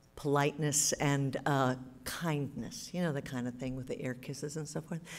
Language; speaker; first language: English; native; English